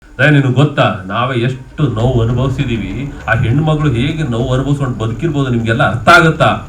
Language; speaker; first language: Kannada; native; Kannada